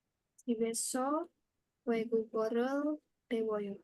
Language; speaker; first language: Korean; non-native, learner; Indonesian